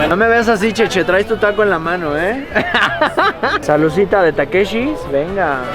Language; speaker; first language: Spanish; native; Spanish